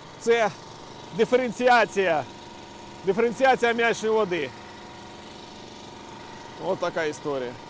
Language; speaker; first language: Ukrainian; non-native, local second language; Russian